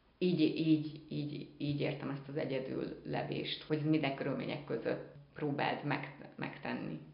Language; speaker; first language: Hungarian; native; Hungarian